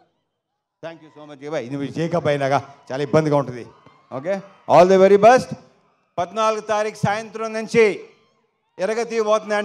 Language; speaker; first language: Telugu; native; Telugu